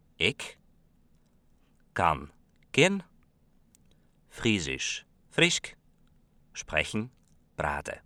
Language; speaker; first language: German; non-native, fluent; Western Frisian